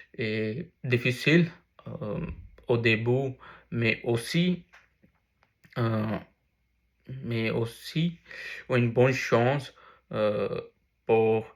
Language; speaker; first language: French; non-native, learner; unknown